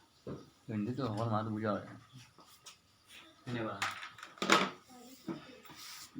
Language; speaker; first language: Hindi; non-native, local second language; Bangla